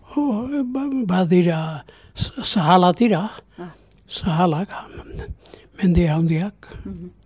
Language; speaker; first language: Basque; native; Basque